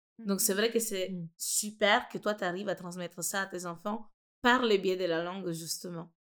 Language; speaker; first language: French; non-native, fluent; Italian